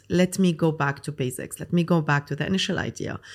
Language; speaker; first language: English; non-native, fluent; Arabic